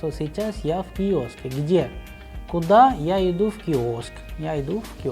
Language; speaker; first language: Russian; non-native, fluent; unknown